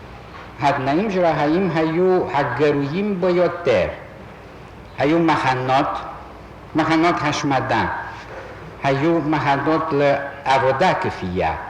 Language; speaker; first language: Hebrew; non-native, fluent; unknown